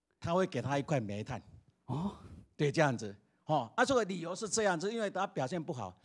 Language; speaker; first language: Chinese; native; Chinese